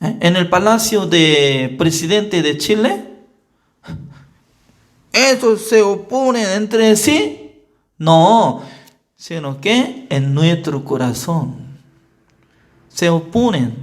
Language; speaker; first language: Spanish; non-native, learner; Korean